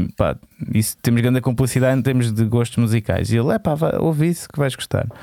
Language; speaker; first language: Portuguese; native; Portuguese